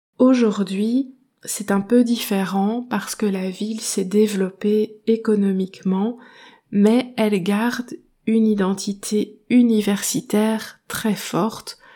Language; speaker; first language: French; native; French